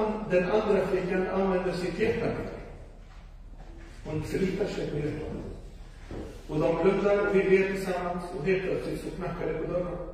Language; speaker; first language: Swedish; non-native, fluent; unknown